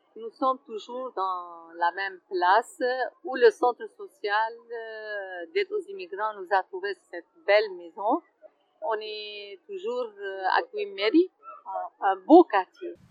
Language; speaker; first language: French; non-native, fluent; Arabic